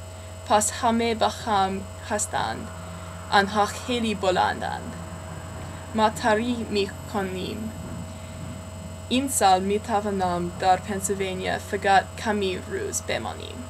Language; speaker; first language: Persian; non-native, learner; English